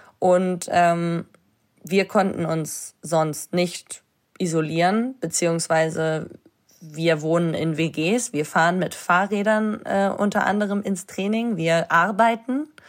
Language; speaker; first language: German; native; German